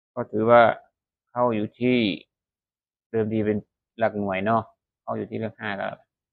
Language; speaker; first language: Thai; native; Thai